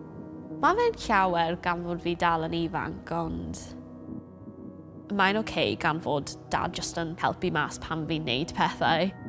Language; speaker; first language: Welsh; non-native, local second language; English